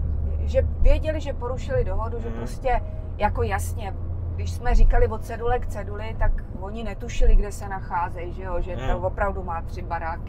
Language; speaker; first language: Czech; native; Czech